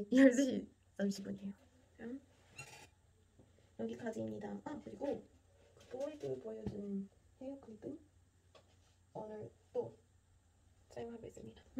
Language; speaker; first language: Korean; non-native, fluent; Portuguese